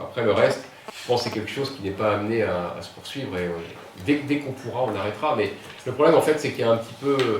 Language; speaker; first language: French; native; French